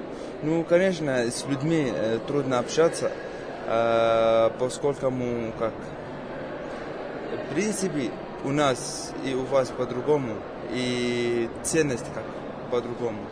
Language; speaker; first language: Russian; non-native, fluent; Arabic